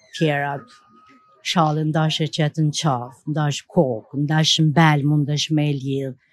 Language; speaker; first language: Albanian; native; Albanian